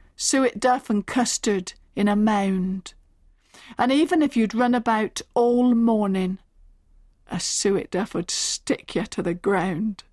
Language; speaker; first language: English; native; English